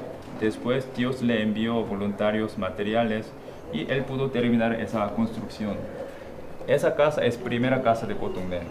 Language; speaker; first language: Spanish; non-native, fluent; Korean